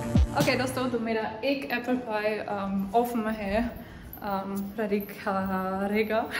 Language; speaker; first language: Hindi; non-native, learner; German